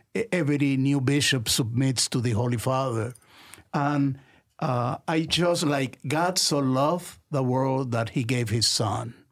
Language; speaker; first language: English; non-native, fluent; Spanish